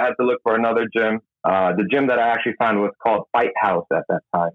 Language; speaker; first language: English; non-native, local second language; Cebuano